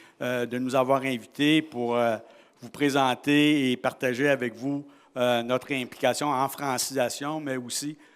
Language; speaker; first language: French; native; French